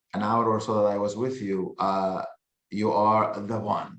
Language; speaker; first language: English; non-native, fluent; Persian